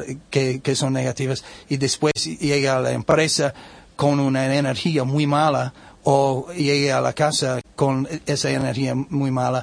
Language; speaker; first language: Spanish; non-native, learner; English